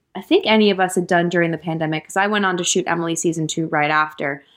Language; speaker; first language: English; native; English